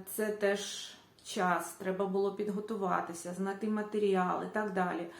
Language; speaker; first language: Ukrainian; native; Ukrainian